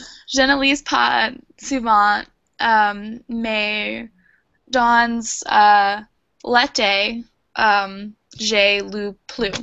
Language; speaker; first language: French; non-native, learner; English